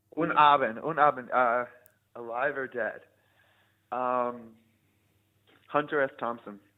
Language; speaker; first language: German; non-native, learner; English